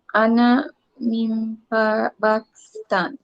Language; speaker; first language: Arabic; non-native, learner; Divehi